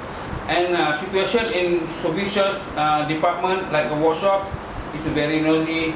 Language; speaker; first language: English; non-native, learner; Malay